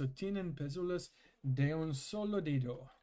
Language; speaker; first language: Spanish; non-native, learner; English